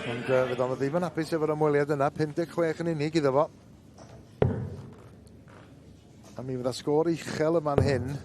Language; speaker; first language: Welsh; native; Welsh